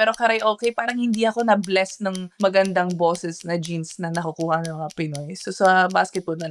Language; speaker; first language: Filipino; early bilingual, heritage; Filipino